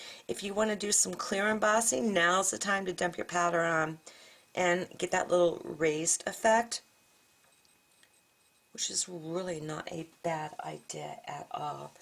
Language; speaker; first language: English; native; English